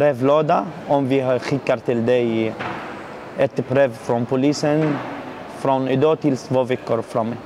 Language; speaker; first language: Swedish; non-native, learner; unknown